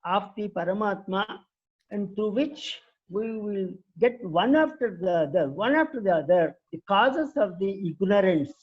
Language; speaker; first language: English; non-native, local second language; Telugu